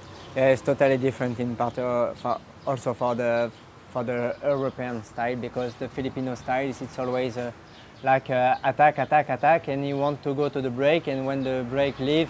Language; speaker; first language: English; non-native, learner; French